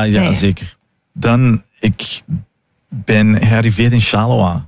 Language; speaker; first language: Dutch; non-native, learner; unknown